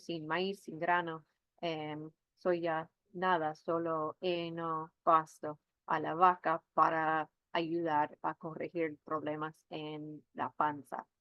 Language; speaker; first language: Spanish; non-native, fluent; English